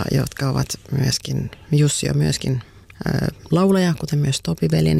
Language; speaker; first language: Finnish; native; Finnish